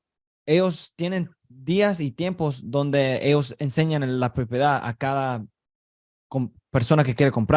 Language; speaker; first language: Spanish; early bilingual, heritage; Spanish